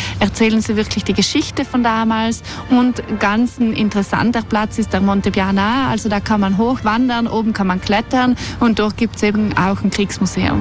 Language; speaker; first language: German; native; German